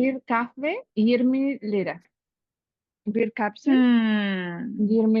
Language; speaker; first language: Turkish; non-native, learner; Spanish